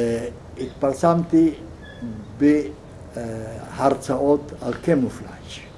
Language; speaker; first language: Hebrew; non-native, fluent; Yiddish